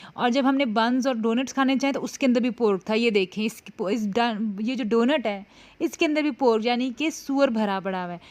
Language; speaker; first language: Urdu; native; Urdu